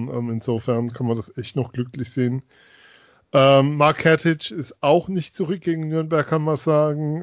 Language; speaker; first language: German; native; German